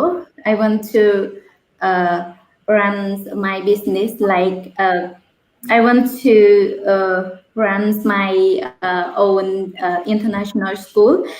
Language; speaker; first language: English; non-native, learner; Khmer